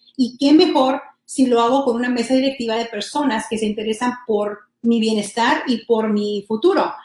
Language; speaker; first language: Spanish; early bilingual, heritage; Spanish